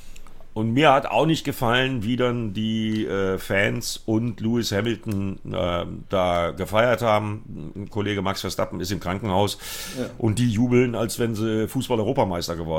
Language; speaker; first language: German; native; German